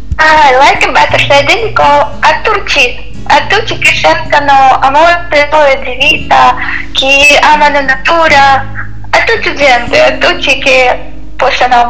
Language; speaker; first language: Italian; non-native, learner; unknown